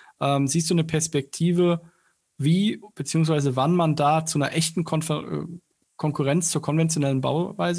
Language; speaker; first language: German; native; German